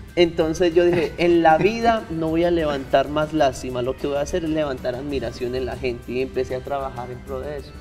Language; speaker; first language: Spanish; native; Spanish